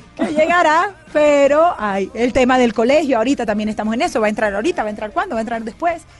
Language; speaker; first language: Spanish; native; Spanish